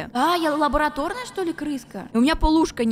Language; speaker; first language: Russian; native; Russian